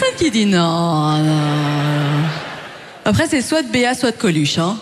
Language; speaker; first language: French; early bilingual, other home language; Persian